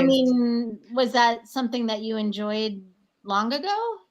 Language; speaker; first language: English; native; English